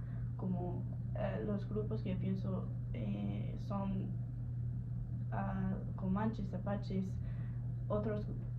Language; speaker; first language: Spanish; non-native, learner; English